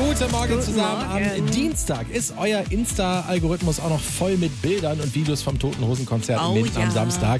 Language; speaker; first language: German; native; German